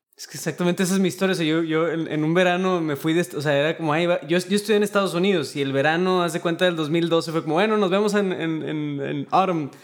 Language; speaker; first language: Spanish; native; Spanish